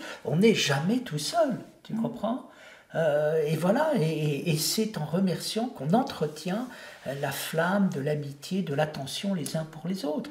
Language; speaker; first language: French; native; French